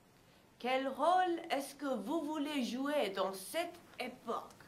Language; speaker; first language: French; non-native, learner; English